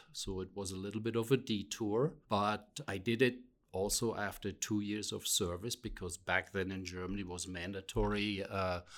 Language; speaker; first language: English; non-native, fluent; German